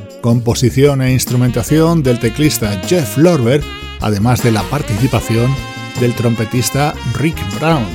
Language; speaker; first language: Spanish; native; Spanish